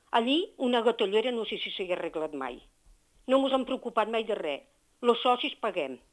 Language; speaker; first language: Catalan; native; Catalan